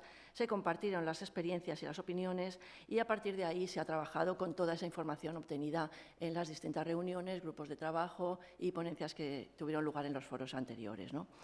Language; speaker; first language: Spanish; native; Spanish